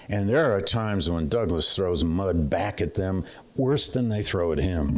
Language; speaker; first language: English; native; English